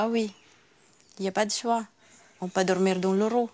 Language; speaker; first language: French; non-native, learner; Filipino